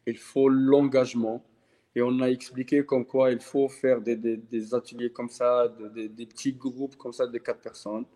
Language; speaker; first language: French; non-native, local second language; Arabic